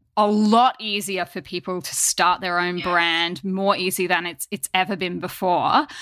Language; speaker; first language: English; native; English